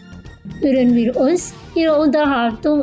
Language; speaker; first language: German; non-native, fluent; Indonesian